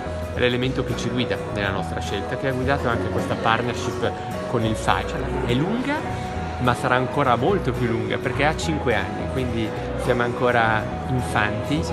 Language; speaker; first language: Italian; native; Italian